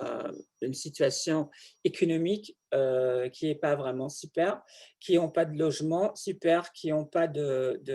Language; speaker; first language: French; non-native, fluent; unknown